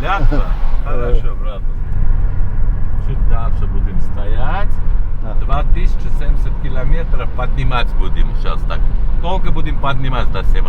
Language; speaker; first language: Russian; non-native, learner; Armenian